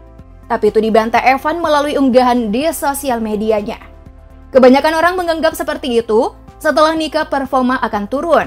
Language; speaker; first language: Indonesian; native; Indonesian